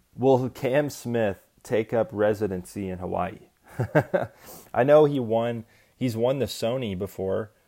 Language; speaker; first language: English; native; English